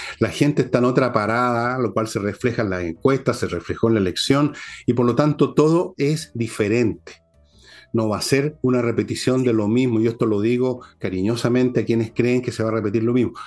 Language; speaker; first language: Spanish; native; Spanish